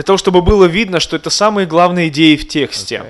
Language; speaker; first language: Russian; native; Russian